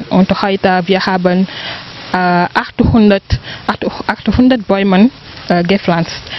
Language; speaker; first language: German; non-native, fluent; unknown